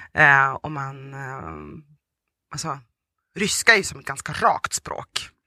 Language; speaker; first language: Swedish; early bilingual, other home language; Russian